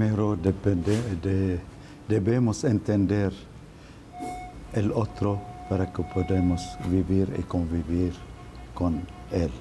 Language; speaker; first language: Spanish; non-native, fluent; Arabic